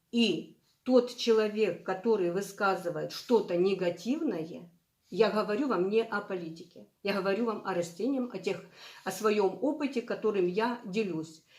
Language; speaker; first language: Russian; non-native, local second language; Ukrainian